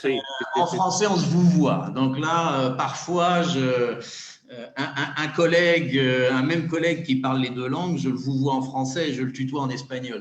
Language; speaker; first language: French; native; French